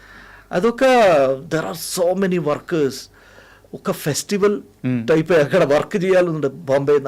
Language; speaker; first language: Telugu; non-native, fluent; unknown